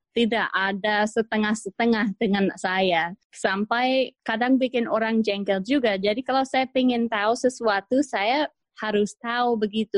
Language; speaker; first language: Indonesian; non-native, fluent; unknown